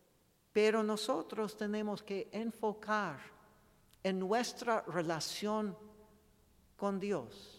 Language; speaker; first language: Spanish; non-native, fluent; English